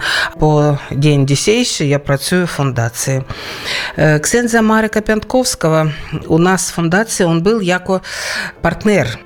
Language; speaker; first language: Ukrainian; non-native, local second language; Russian